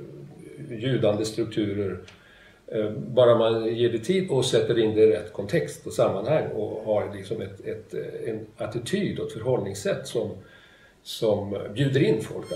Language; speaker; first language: Swedish; native; Swedish